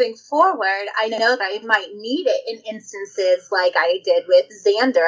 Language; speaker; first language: English; native; English